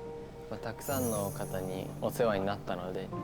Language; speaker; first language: Japanese; native; Japanese